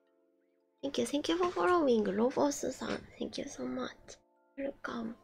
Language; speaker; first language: English; non-native, learner; Japanese